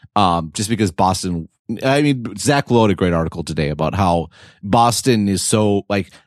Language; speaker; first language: English; native; English